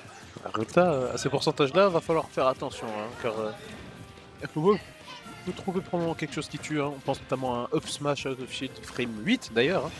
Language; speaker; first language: French; native; French